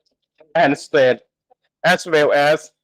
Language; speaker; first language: English; non-native, learner; Thai